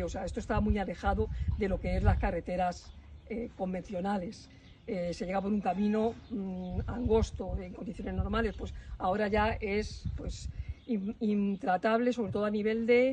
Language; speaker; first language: Spanish; native; Spanish